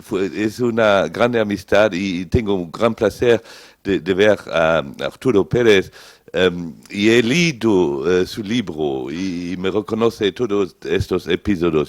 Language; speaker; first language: Spanish; non-native, learner; Luxembourgish